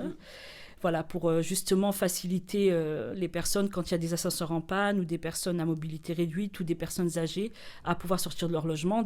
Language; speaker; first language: French; native; French